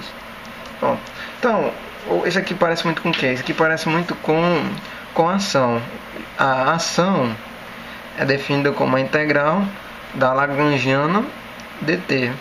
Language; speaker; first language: Portuguese; native; Portuguese